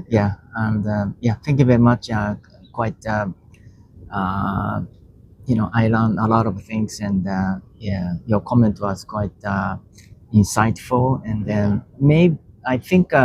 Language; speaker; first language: English; non-native, learner; Japanese